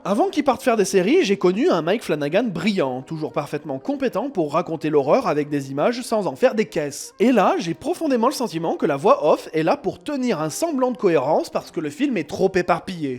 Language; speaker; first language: French; native; French